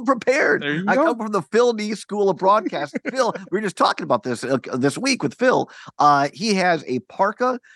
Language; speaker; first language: English; native; English